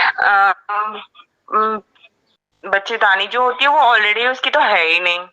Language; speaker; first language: Hindi; native; Hindi